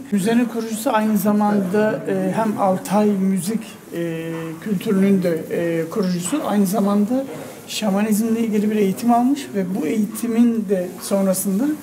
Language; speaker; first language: Turkish; native; Turkish